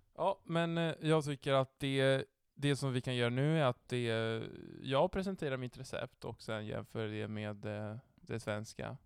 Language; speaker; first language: Swedish; non-native, fluent; Italian